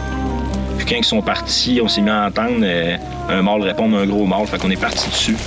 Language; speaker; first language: French; native; French